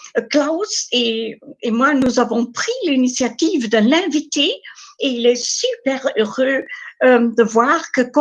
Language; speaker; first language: French; non-native, fluent; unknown